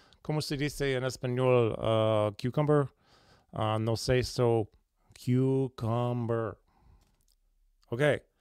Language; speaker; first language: Spanish; non-native, learner; English